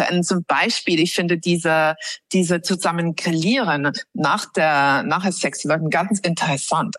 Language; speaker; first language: German; non-native, fluent; English